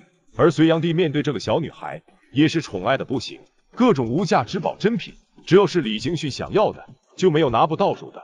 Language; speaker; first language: Chinese; native; Chinese